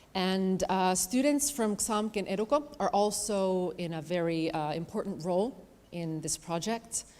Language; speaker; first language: English; non-native, fluent; Finnish